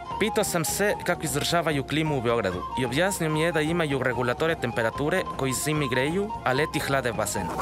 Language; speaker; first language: Serbian; non-native, fluent; Spanish